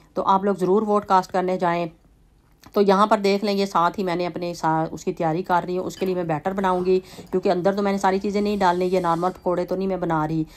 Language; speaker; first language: Urdu; native; Urdu